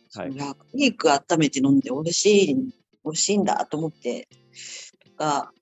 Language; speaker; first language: Japanese; native; Japanese